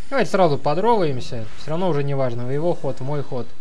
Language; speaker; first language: Russian; native; Russian